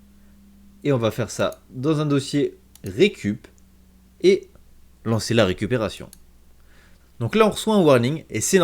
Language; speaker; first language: French; native; French